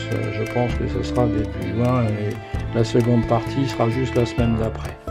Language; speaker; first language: French; native; French